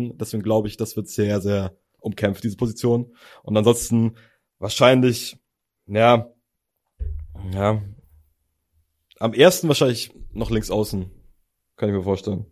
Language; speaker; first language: German; native; German